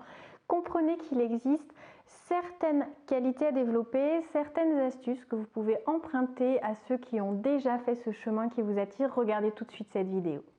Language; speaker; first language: French; native; French